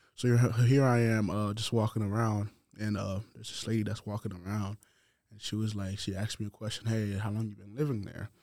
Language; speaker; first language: English; non-native, fluent; Haitian Creole